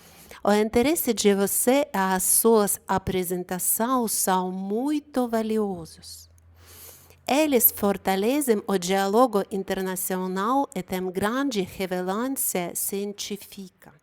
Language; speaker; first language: Portuguese; non-native, fluent; Ukrainian